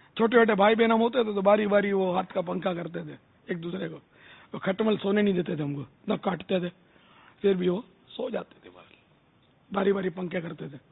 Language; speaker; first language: Urdu; non-native, local second language; Memoni